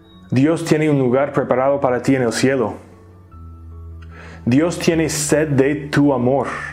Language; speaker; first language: Spanish; native; Spanish